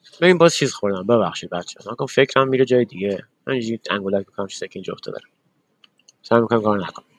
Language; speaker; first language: Persian; early bilingual, other home language; English